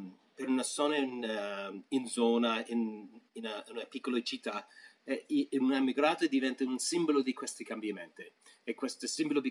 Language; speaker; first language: Italian; non-native, fluent; English